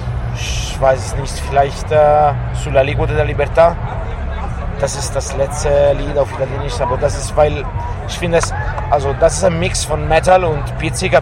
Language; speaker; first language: German; non-native, fluent; Italian